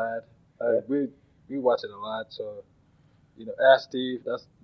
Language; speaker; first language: English; non-native, local second language; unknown